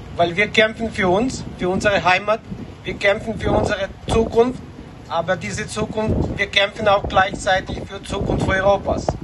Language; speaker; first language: German; non-native, fluent; Ukrainian